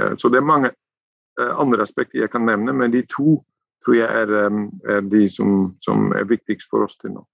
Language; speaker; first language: Norwegian; non-native, fluent; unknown